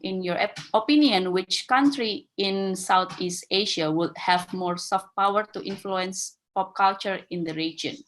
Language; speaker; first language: English; non-native, fluent; Indonesian